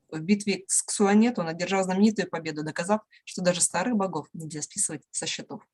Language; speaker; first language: Russian; native; Russian